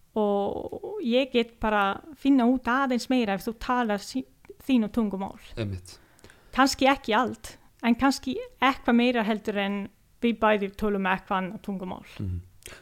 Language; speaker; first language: Icelandic; non-native, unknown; Italian